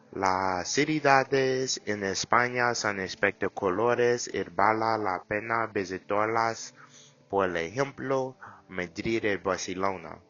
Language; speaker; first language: Spanish; non-native, learner; English